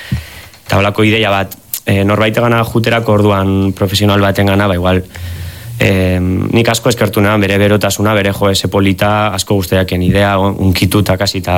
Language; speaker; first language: Basque; native; Basque